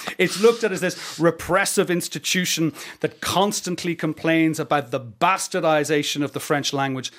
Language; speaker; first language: English; native; English